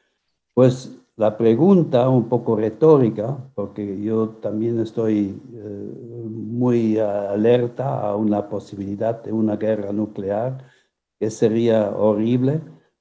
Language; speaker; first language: Spanish; non-native, fluent; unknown